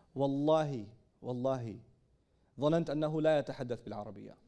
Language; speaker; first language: Arabic; non-native, fluent; English